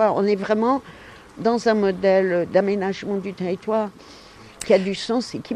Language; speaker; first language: French; native; French